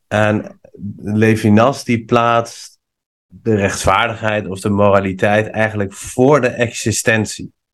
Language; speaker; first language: Dutch; non-native, fluent; Persian